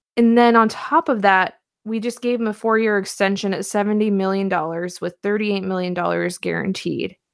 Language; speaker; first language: English; native; English